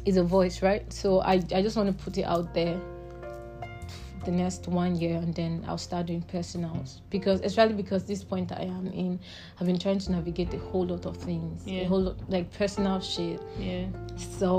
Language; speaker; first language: English; non-native, local second language; Igbo